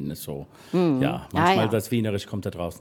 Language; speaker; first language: German; non-native, learner; English